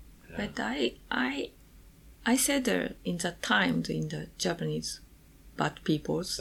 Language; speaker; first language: English; non-native, learner; Japanese